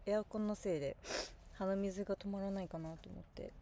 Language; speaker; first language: Japanese; non-native, fluent; English